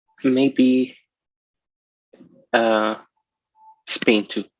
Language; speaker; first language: English; non-native, local second language; Arabic